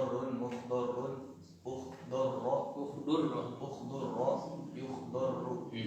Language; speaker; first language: Arabic; non-native, learner; Indonesian